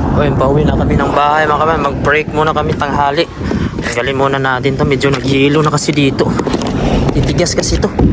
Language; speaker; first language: Filipino; non-native, local second language; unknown